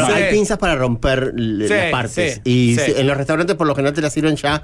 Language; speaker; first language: Spanish; native; Spanish